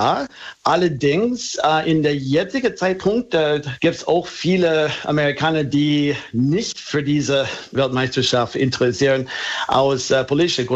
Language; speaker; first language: German; non-native, fluent; English